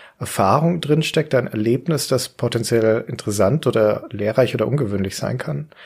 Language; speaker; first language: German; native; German